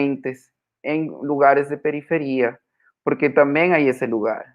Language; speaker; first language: Portuguese; non-native, fluent; Spanish